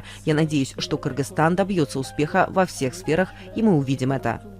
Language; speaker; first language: Russian; native; Russian